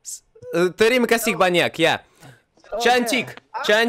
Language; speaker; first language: Indonesian; non-native, learner; Russian